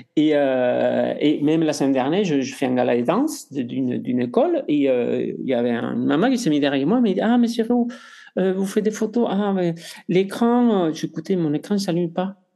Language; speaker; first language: French; non-native, fluent; Spanish